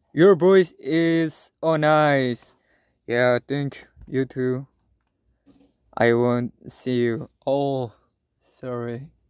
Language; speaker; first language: English; non-native, learner; Korean